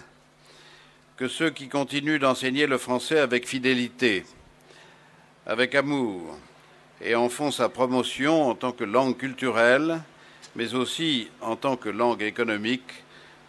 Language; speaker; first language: French; native; French